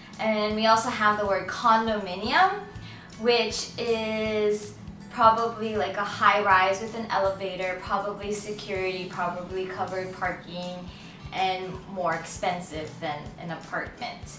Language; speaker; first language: English; early bilingual, other home language; Japanese